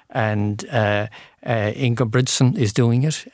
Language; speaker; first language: English; native; English